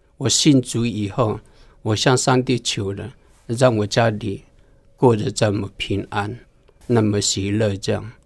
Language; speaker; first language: Chinese; non-native, local second language; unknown